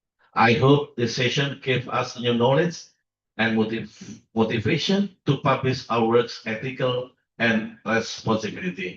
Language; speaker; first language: English; non-native, learner; Indonesian